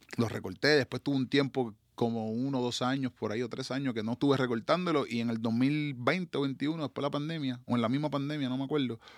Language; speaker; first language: Spanish; native; Spanish